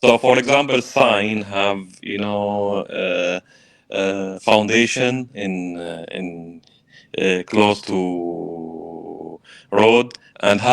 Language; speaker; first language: English; non-native, learner; Arabic